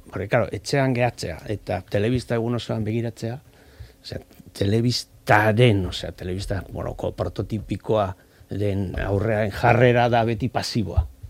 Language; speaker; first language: Basque; non-native, local second language; Spanish